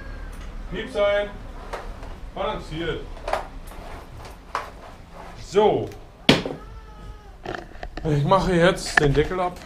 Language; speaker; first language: German; native; German